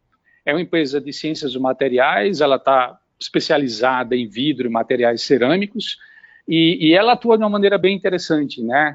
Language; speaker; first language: Portuguese; native; Portuguese